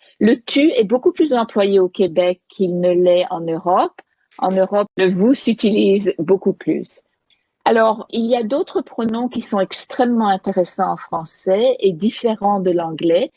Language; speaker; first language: French; native; French